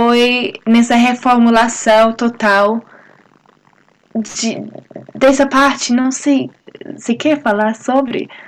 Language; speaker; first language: Portuguese; non-native, fluent; English